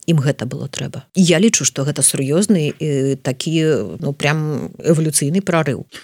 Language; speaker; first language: Belarusian; non-native, local second language; Russian